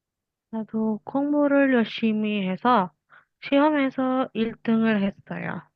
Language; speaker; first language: Korean; non-native, learner; Indonesian